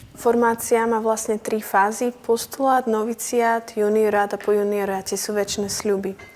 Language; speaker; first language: Slovak; early bilingual, heritage; Slovak